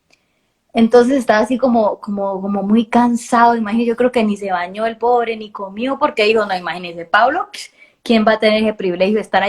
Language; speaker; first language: Spanish; native; Spanish